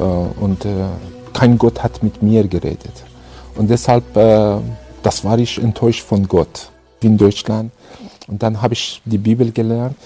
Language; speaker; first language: German; non-native, fluent; Persian